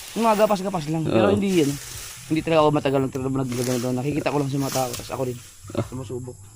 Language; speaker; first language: Filipino; non-native, local second language; Cebuano